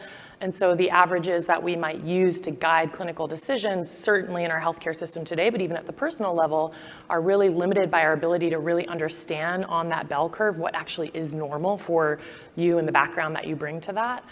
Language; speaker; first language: English; native; English